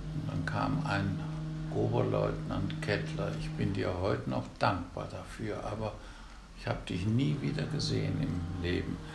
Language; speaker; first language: German; native; German